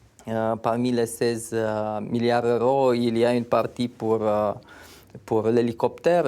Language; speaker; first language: French; non-native, fluent; Romanian